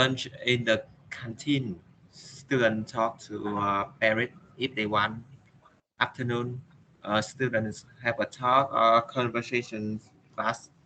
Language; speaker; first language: English; non-native, learner; Vietnamese